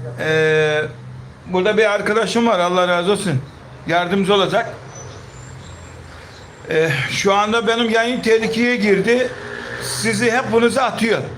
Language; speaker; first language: Turkish; native; Turkish